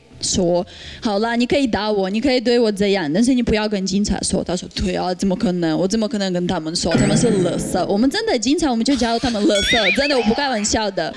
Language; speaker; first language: Chinese; non-native, fluent; Russian